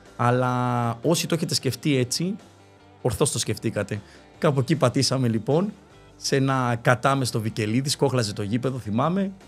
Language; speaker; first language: Greek; early bilingual, other home language; Spanish